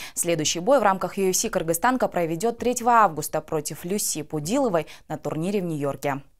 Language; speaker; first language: Russian; non-native, local second language; Kyrgyz